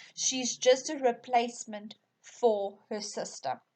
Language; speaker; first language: English; non-native, local second language; Afrikaans